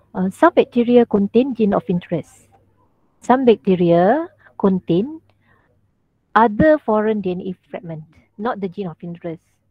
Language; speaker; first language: English; non-native, local second language; Malay